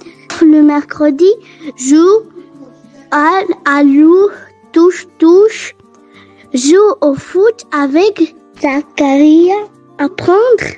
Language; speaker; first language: French; non-native, learner; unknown